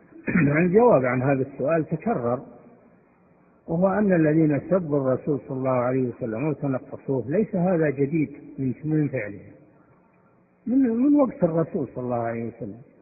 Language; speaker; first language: Arabic; native; Arabic